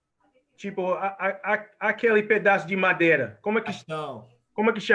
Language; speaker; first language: Portuguese; non-native, fluent; English